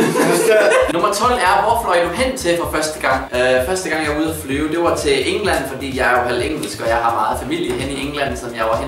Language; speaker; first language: Danish; native; Danish